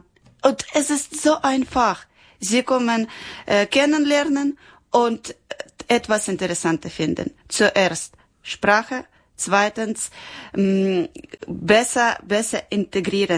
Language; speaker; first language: German; non-native, learner; Ukrainian